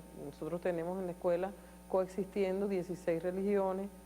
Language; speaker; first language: Spanish; native; Spanish